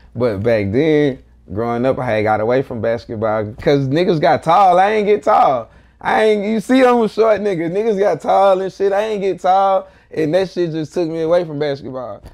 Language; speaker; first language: English; native; English